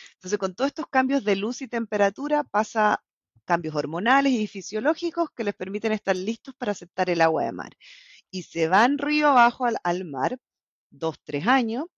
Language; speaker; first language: Spanish; native; Spanish